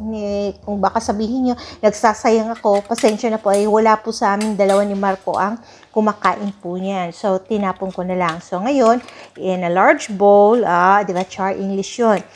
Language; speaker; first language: Filipino; non-native, local second language; Cebuano